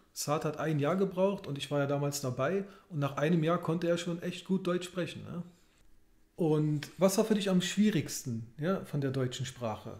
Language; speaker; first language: German; native; German